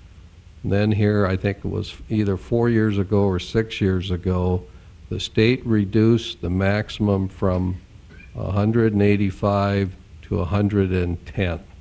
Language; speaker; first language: English; native; English